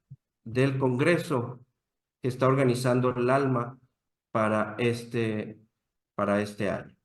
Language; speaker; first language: Spanish; native; Spanish